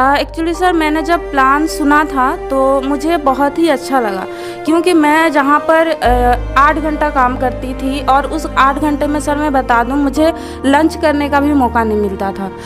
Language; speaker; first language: Hindi; non-native, local second language; Assamese